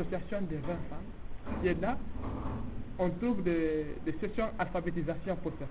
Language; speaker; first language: French; non-native, local second language; Tamasheq